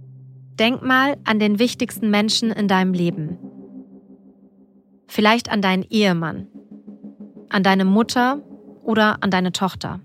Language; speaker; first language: German; native; German